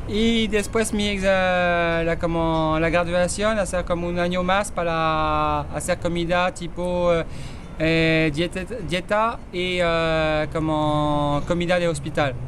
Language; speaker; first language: Spanish; non-native, learner; French